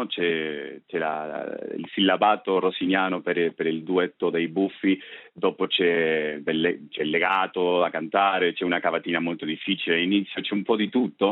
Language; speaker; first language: Italian; non-native, fluent; Spanish